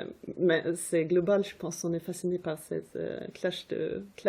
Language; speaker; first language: French; non-native, fluent; Swedish